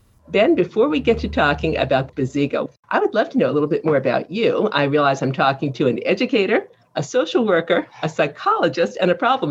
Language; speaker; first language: English; native; English